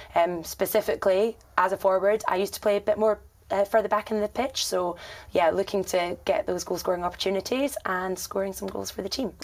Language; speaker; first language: English; native; English